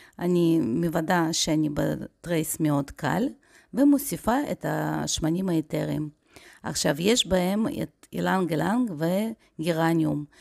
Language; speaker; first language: Hebrew; non-native, fluent; Russian